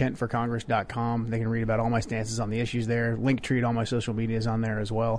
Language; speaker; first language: English; native; English